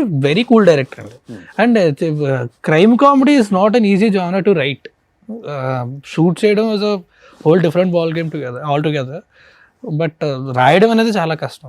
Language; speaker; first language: Telugu; native; Telugu